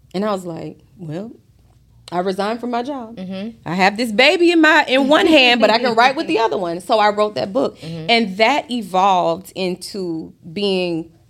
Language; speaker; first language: English; native; English